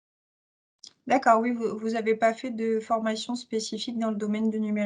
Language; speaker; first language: French; native; French